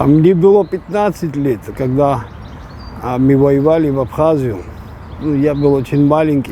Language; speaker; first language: Ukrainian; non-native, learner; Georgian